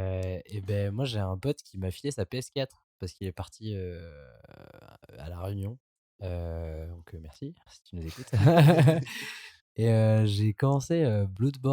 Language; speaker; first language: French; native; French